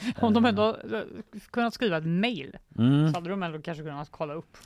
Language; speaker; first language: Swedish; native; Swedish